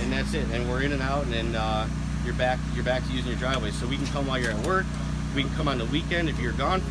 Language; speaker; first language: English; native; English